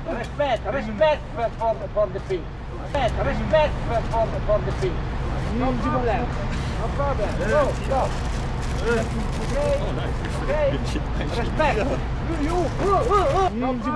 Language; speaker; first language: English; non-native, learner; Italian